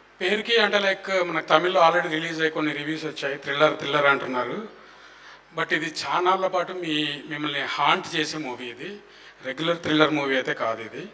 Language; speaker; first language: Telugu; native; Telugu